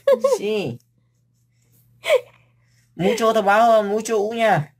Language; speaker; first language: Spanish; non-native, learner; Vietnamese